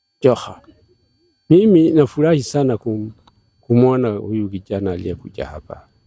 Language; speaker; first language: Swahili; non-native, local second language; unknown